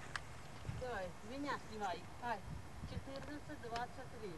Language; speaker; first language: Russian; native; Russian